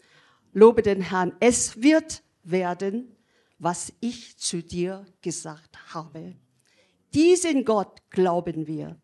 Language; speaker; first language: German; non-native, learner; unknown